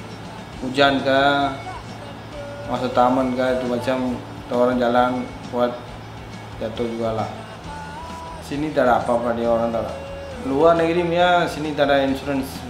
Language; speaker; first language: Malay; non-native, learner; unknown